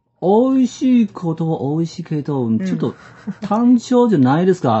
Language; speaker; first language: Japanese; non-native, fluent; Chinese